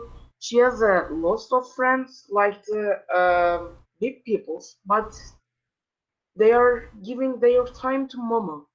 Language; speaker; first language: English; non-native, learner; Turkish